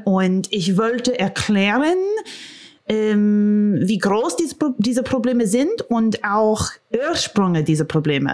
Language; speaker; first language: German; non-native, fluent; English